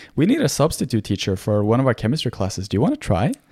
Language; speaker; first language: English; non-native, fluent; Norwegian